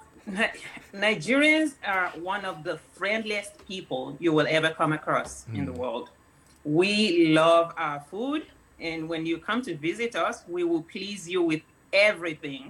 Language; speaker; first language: English; non-native, local second language; Yoruba